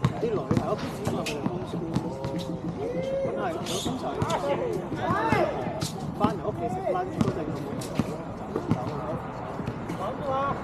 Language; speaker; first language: Cantonese; native; Cantonese